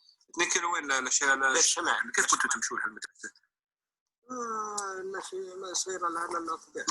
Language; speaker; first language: Arabic; native; Arabic